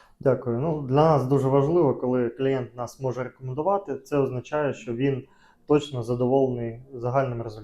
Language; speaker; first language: Ukrainian; native; Ukrainian